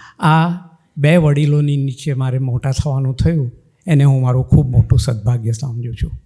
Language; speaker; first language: Gujarati; non-native, local second language; Marathi